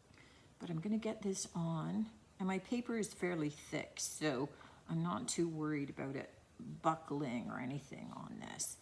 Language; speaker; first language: English; native; English